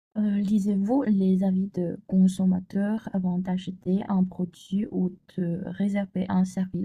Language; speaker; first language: French; non-native, learner; Chinese